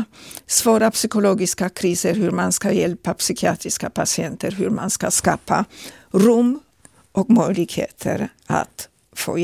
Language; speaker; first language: Swedish; non-native, fluent; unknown